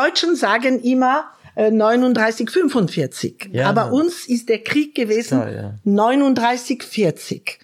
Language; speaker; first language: German; non-native, fluent; French